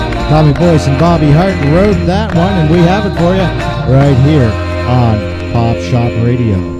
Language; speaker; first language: English; native; English